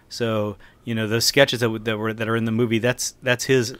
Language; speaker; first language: English; native; English